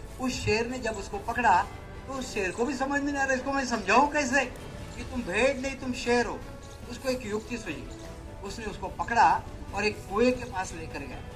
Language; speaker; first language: Hindi; native; Hindi